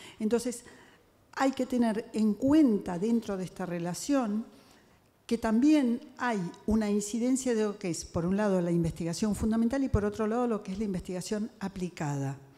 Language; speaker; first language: Spanish; native; Spanish